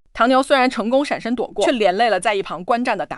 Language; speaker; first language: Chinese; native; Chinese